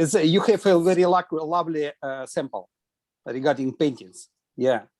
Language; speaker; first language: English; non-native, learner; Russian